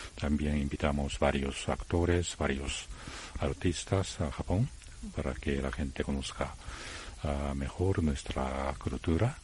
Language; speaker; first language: Spanish; non-native, fluent; Japanese